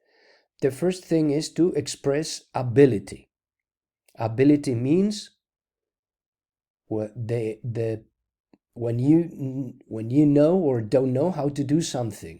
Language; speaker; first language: English; non-native, fluent; Spanish